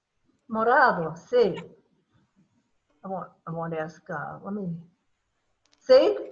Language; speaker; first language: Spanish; non-native, fluent; English